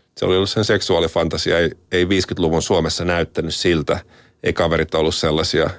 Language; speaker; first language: Finnish; native; Finnish